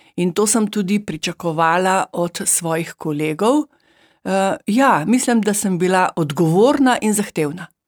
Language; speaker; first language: Slovenian; native; Slovenian